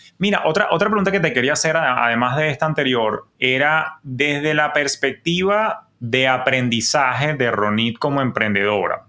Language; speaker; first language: Spanish; native; Spanish